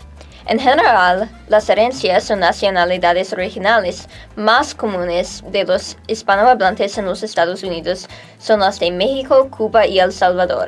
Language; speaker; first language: Spanish; non-native, learner; English